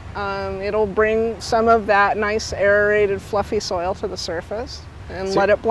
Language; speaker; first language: English; native; English